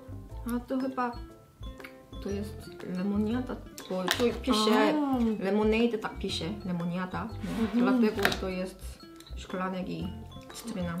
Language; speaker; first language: Polish; non-native, learner; Korean